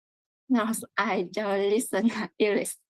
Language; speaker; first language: English; non-native, learner; Vietnamese